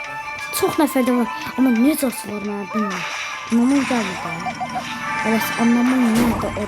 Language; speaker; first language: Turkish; non-native, learner; Azerbaijani